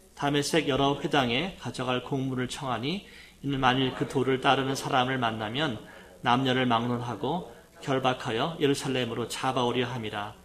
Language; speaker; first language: Korean; native; Korean